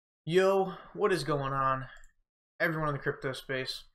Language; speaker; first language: English; native; English